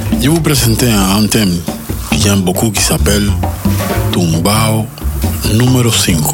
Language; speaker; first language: French; non-native, learner; Spanish